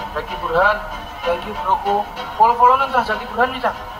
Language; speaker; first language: Indonesian; native; Indonesian